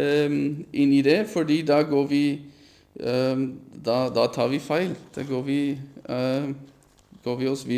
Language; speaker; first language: Norwegian; non-native, fluent; German